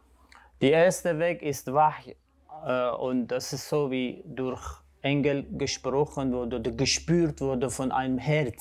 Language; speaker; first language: German; non-native, fluent; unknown